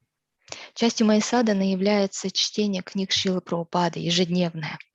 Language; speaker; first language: Russian; native; Russian